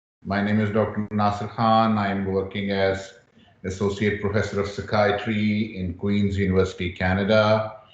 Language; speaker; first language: English; non-native, local second language; Urdu